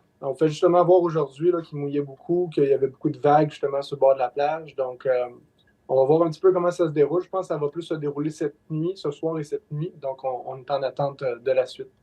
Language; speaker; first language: French; native; French